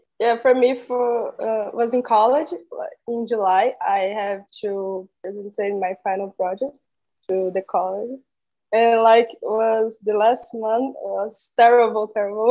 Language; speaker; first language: English; non-native, learner; Portuguese